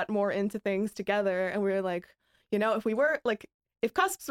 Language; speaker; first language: English; native; English